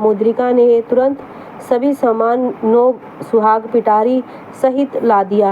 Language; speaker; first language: Hindi; native; Hindi